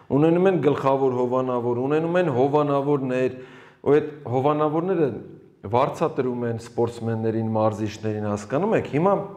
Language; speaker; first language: Armenian; native; Armenian